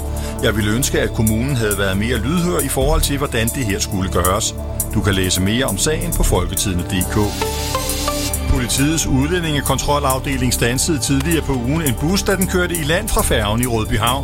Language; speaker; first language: Danish; native; Danish